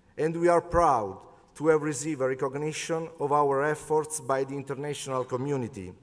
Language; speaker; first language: English; non-native, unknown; Italian